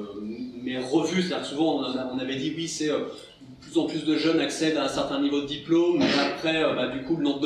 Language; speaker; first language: French; native; French